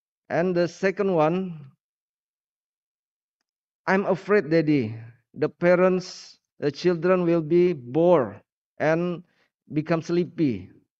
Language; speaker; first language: English; non-native, learner; Indonesian